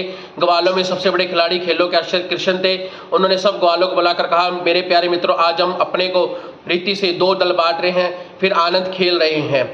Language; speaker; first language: Hindi; native; Hindi